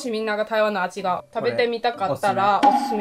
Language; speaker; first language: Japanese; non-native, learner; Chinese